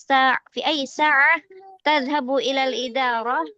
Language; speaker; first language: Arabic; non-native, learner; Indonesian